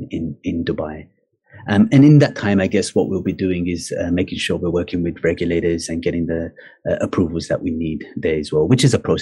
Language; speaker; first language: English; native; English